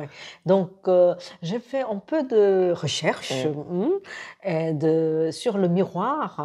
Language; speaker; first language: French; non-native, fluent; Korean